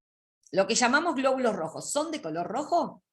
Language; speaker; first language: Spanish; native; Spanish